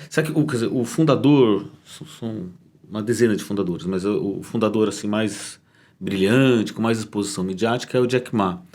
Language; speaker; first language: Portuguese; native; Portuguese